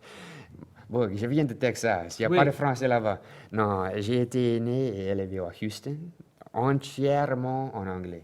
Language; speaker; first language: French; non-native, local second language; English